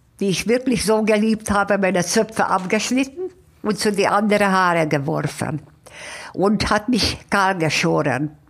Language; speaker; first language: German; non-native, fluent; Hungarian